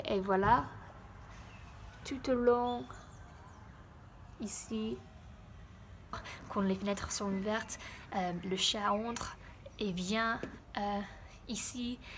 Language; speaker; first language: French; non-native, learner; English